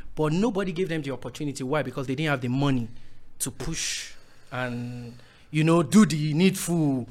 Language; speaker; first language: English; non-native, local second language; Yoruba